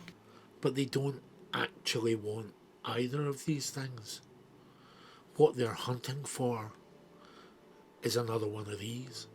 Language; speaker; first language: English; native; English